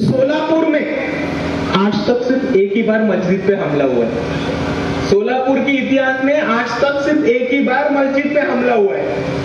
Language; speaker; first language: Hindi; non-native, local second language; Marathi